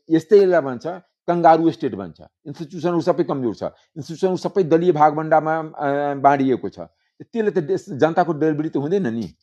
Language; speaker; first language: Nepali; non-native, local second language; Maithili